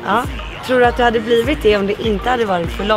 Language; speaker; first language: Swedish; native; Swedish